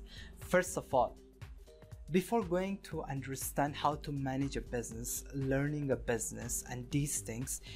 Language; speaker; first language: English; non-native, fluent; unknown